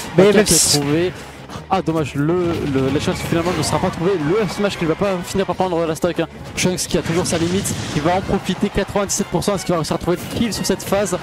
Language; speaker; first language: French; native; French